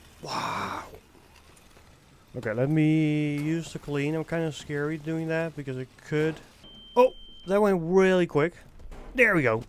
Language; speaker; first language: English; non-native, fluent; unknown